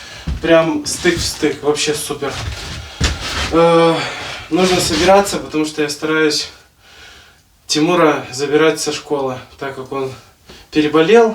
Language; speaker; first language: Russian; native; Russian